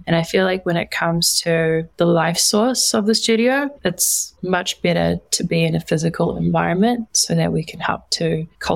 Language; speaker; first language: English; native; English